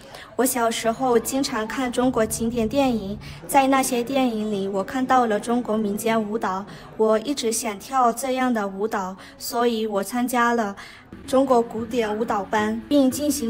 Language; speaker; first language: Chinese; non-native, fluent; Burmese